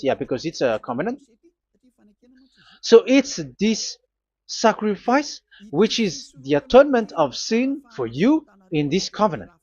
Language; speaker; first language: English; non-native, fluent; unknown